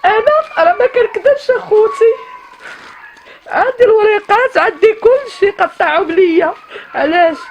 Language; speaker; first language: Arabic; native; Arabic